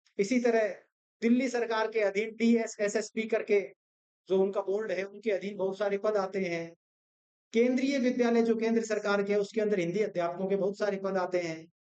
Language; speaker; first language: Hindi; non-native, local second language; Gujarati